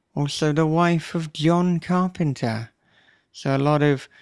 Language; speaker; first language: English; native; English